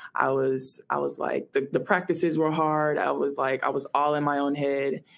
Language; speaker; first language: English; native; English